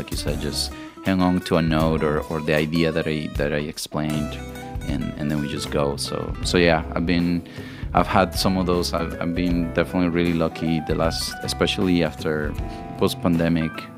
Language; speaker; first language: English; non-native, fluent; Spanish